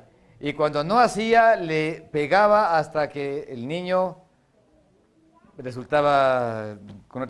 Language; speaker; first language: Spanish; native; Spanish